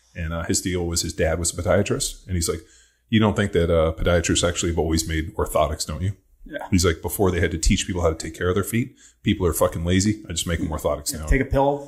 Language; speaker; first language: English; native; English